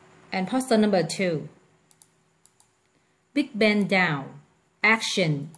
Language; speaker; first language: English; non-native, fluent; Vietnamese